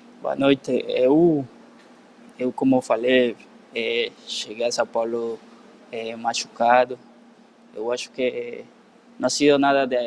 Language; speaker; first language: Portuguese; non-native, learner; Spanish